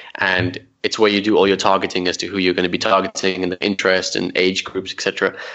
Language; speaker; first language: English; early bilingual, other home language; Arabic